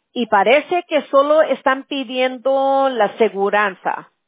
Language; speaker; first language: Spanish; early bilingual, other home language; English